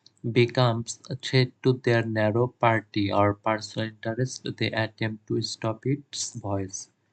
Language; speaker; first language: English; non-native, local second language; Bangla